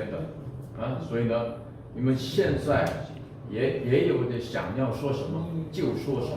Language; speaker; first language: Chinese; non-native, fluent; Korean